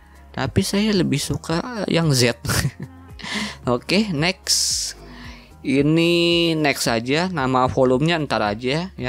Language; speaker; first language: Indonesian; native; Indonesian